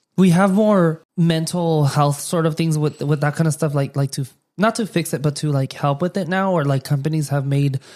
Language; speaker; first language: English; early bilingual, other home language; Spanish